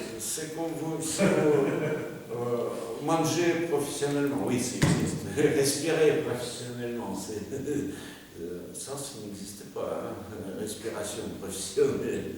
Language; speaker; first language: French; non-native, fluent; Russian